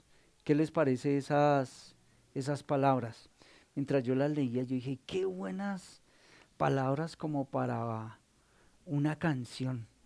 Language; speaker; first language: Spanish; native; Spanish